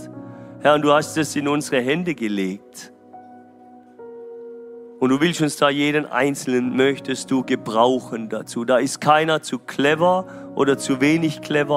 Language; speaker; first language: German; native; German